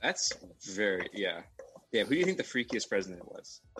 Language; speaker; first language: English; native; English